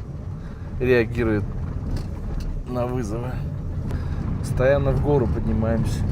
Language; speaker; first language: Russian; native; Russian